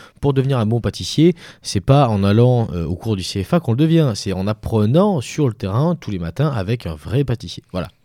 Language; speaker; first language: French; native; French